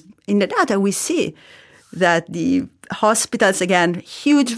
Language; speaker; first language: English; non-native, fluent; Italian